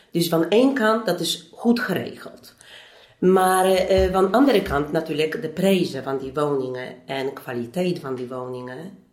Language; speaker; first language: Dutch; non-native, fluent; Polish